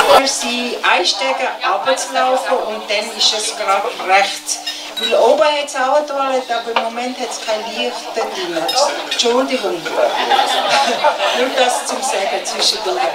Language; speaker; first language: German; non-native, fluent; Tibetan